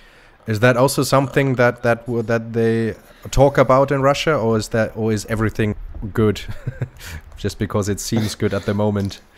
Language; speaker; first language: English; non-native, fluent; German